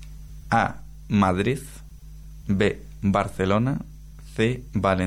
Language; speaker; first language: Spanish; native; Spanish